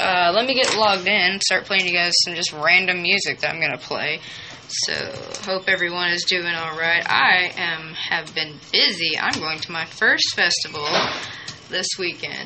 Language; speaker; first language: English; native; English